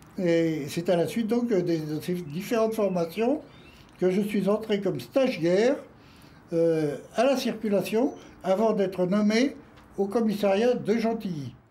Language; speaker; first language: French; native; French